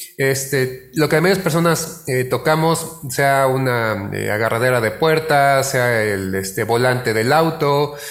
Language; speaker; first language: Spanish; native; Spanish